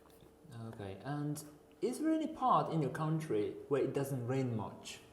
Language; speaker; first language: English; non-native, fluent; Uzbek